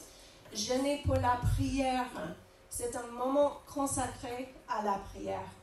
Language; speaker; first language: French; non-native, fluent; English